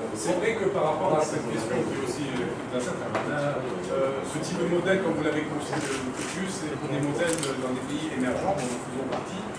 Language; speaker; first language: French; non-native, local second language; Arabic